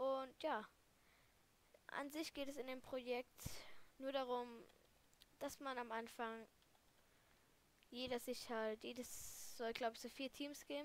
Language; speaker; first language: German; native; German